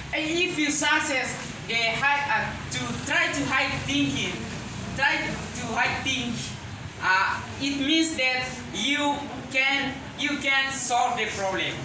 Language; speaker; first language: English; non-native, learner; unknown